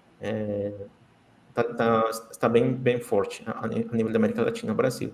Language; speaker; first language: Portuguese; non-native, fluent; Spanish